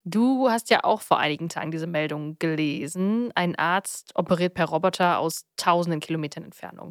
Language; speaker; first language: German; native; German